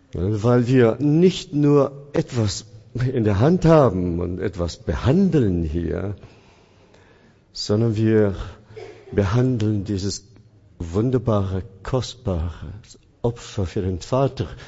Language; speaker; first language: German; non-native, fluent; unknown